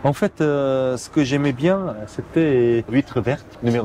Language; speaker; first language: French; non-native, learner; Korean